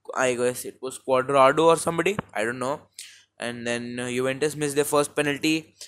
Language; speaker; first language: English; non-native, local second language; Hindi